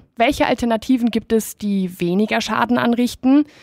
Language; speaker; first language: German; non-native, fluent; Spanish